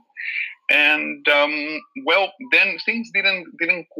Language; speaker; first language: English; non-native, fluent; Catalan